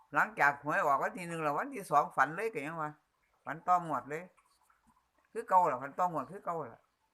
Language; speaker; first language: Thai; native; Thai